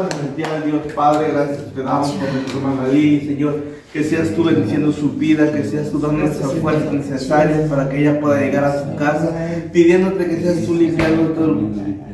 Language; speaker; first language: Spanish; native; Spanish